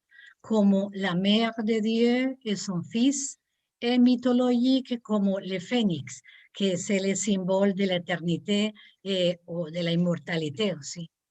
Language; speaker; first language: French; non-native, learner; Spanish